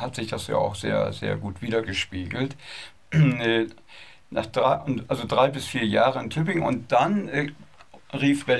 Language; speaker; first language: German; native; German